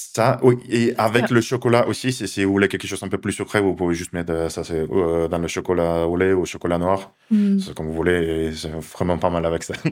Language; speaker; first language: French; non-native, learner; Russian